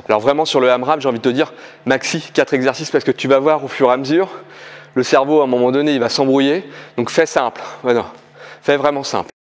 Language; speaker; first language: French; native; French